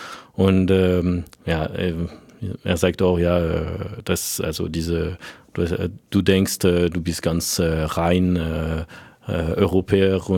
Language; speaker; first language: German; non-native, fluent; French